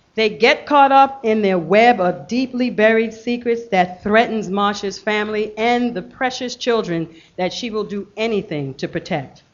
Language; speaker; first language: English; native; English